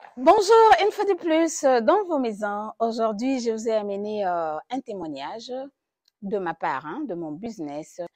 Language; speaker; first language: French; non-native, local second language; Lingala